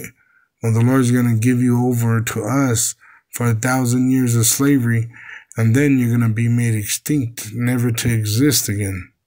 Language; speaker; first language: English; native; English